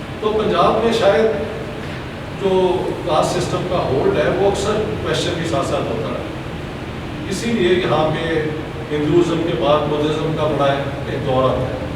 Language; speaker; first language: Urdu; non-native, local second language; Punjabi